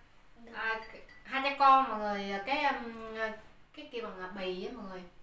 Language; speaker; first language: Vietnamese; native; Vietnamese